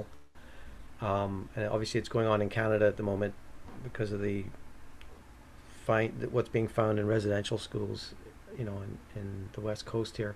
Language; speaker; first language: English; native; English